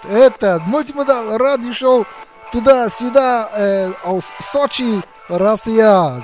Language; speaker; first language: Russian; non-native, learner; German